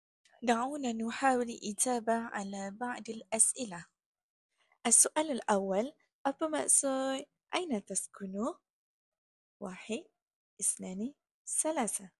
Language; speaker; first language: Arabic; non-native, fluent; Malay